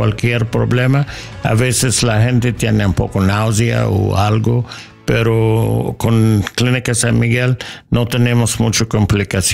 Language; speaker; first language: Spanish; non-native, learner; English